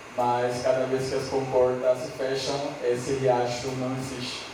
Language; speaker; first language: Portuguese; non-native, fluent; Spanish